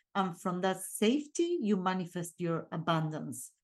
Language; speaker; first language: English; non-native, fluent; Spanish